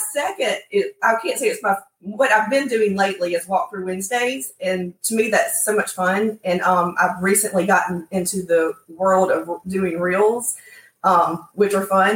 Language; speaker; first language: English; native; English